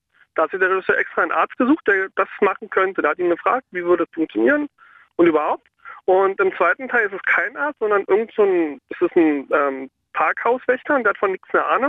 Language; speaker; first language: German; native; German